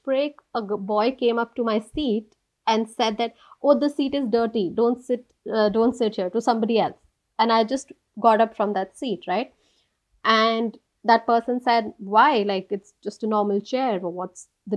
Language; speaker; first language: English; non-native, local second language; Hindi